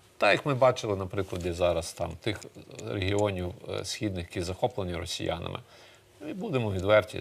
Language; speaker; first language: Ukrainian; early bilingual, other home language; Russian